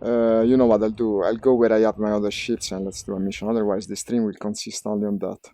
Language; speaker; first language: English; non-native, fluent; Italian